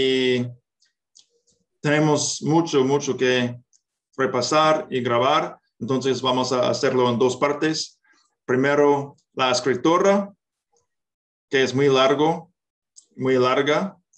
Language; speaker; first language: Spanish; non-native, fluent; English